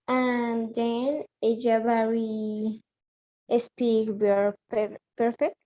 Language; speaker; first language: English; non-native, learner; Spanish